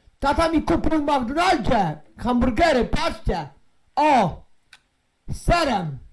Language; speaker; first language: Polish; native; Polish